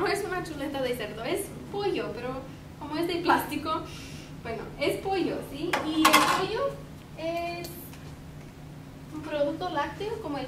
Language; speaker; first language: Spanish; non-native, fluent; English